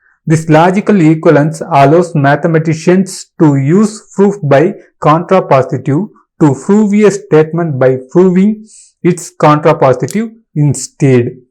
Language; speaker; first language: English; non-native, local second language; Tamil